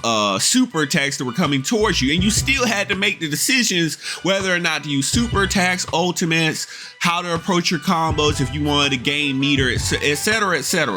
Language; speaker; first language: English; native; English